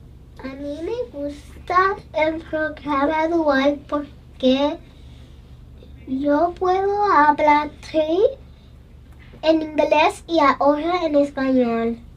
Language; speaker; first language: Spanish; non-native, learner; English